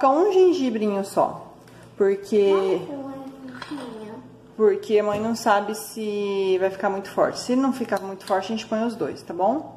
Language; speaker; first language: Portuguese; native; Portuguese